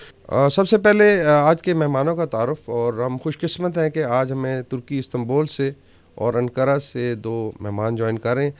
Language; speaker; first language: Urdu; native; Urdu